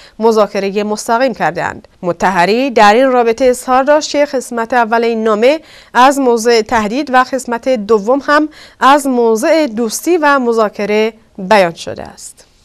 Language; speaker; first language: Persian; non-native, local second language; Kurdish